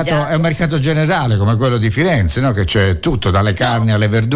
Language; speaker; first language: Italian; native; Italian